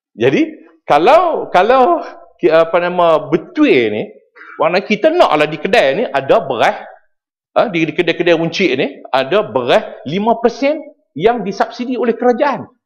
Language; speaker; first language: Malay; native; Malay